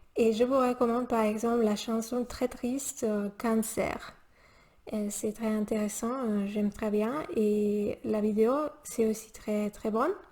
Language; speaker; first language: French; non-native, learner; Spanish